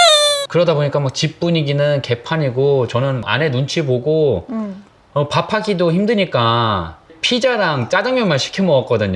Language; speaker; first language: Korean; native; Korean